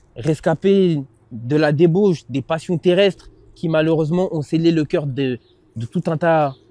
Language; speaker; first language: French; native; French